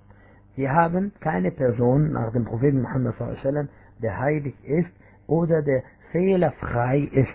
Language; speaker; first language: German; non-native, fluent; Arabic